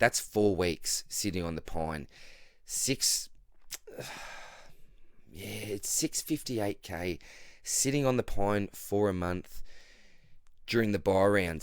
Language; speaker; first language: English; native; English